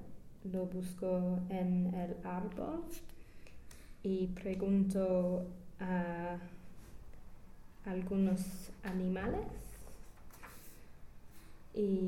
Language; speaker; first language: Spanish; non-native, learner; English